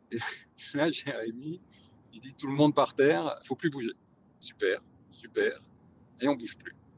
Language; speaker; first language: French; native; French